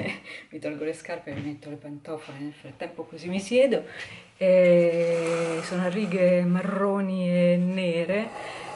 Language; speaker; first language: Italian; native; Italian